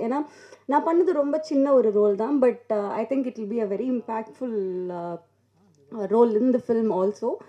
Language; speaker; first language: Tamil; native; Tamil